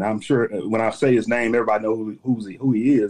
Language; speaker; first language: English; native; English